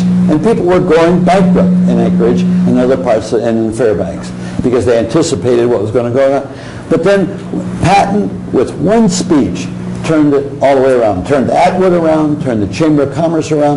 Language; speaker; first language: English; native; English